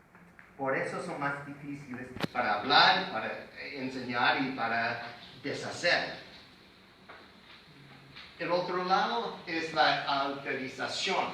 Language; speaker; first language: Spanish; non-native, fluent; English